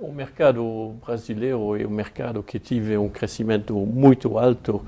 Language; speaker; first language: Portuguese; non-native, fluent; French